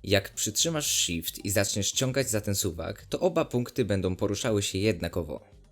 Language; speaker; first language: Polish; native; Polish